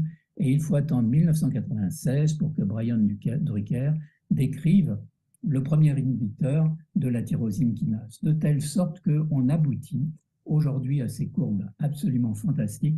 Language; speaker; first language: French; native; French